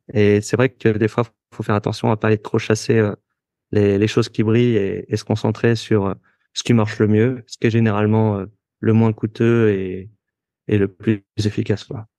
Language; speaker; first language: French; native; French